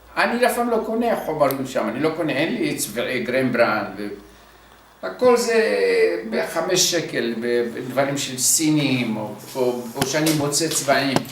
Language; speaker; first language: Hebrew; early bilingual, other home language; Arabic